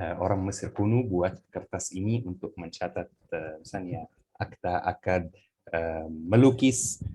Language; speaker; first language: Indonesian; non-native, fluent; Arabic